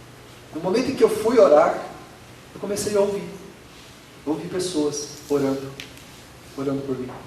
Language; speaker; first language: Portuguese; native; Portuguese